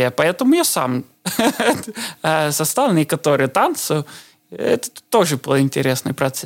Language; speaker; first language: Russian; non-native, learner; Estonian